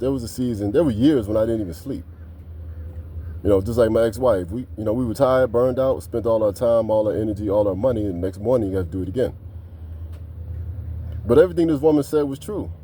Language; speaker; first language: English; native; English